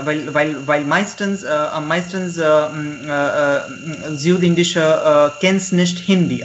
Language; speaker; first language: German; non-native, learner; Marathi